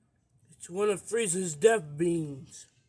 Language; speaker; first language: English; native; English